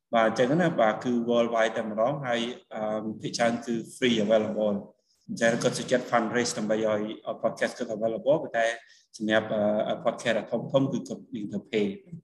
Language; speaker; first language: Khmer; native; Khmer